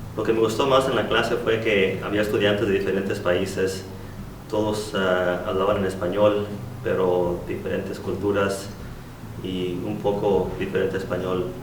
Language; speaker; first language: Spanish; early bilingual, heritage; Spanish